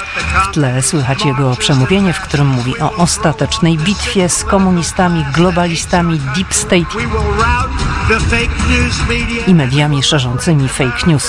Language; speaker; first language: Polish; native; Polish